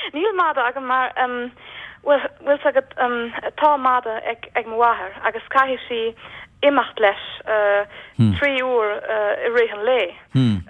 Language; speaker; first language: Irish; non-native, fluent; German